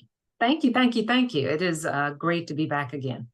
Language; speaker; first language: English; native; English